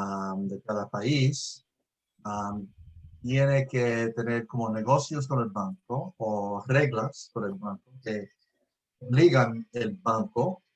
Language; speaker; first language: Spanish; early bilingual, heritage; Spanish